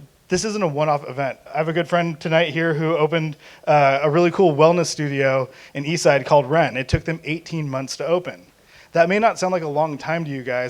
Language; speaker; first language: English; native; English